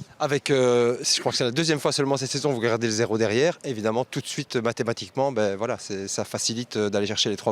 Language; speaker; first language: French; native; French